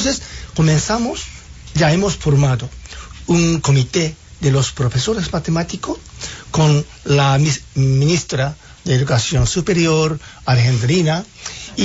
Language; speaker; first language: Spanish; non-native, fluent; Japanese